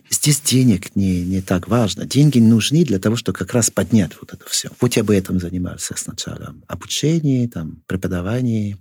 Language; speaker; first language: Russian; non-native, fluent; French